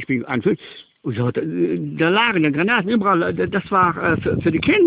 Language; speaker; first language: German; non-native, local second language; Luxembourgish